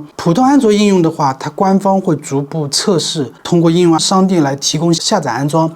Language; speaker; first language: Chinese; native; Chinese